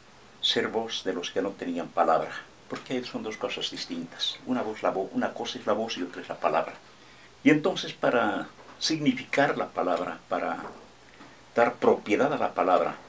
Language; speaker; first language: Spanish; native; Spanish